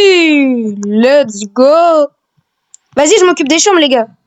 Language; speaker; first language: French; native; French